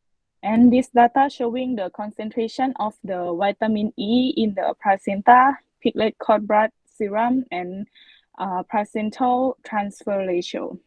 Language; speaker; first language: English; non-native, learner; Thai